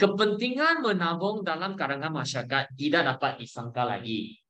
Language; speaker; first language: Malay; non-native, local second language; Chinese